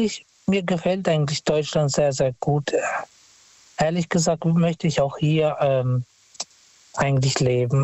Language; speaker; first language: German; non-native, fluent; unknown